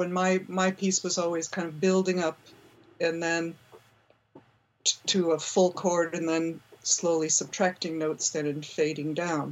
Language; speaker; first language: English; native; English